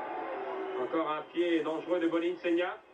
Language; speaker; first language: French; native; French